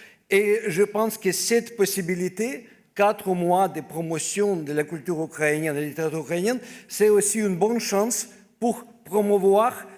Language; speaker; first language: French; non-native, fluent; Ukrainian